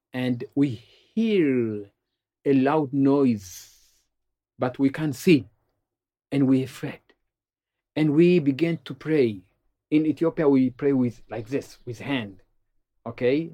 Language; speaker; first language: English; non-native, learner; Amharic